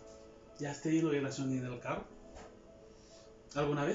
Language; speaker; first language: Spanish; non-native, learner; Haitian Creole